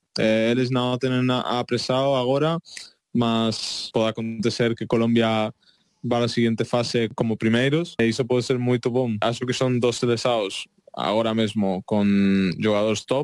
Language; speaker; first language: Portuguese; non-native, learner; Spanish